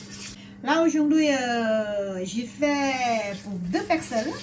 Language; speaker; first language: French; non-native, learner; Thai